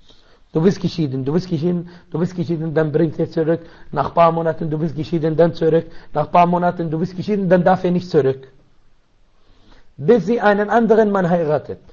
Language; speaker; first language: German; non-native, learner; Arabic